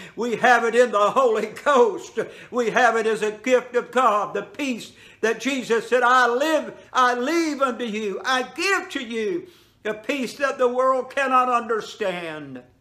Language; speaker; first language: English; native; English